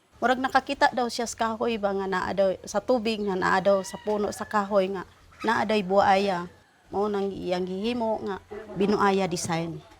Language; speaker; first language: Cebuano; non-native, local second language; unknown